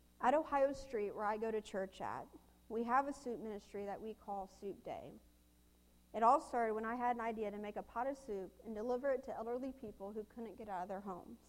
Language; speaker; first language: English; native; English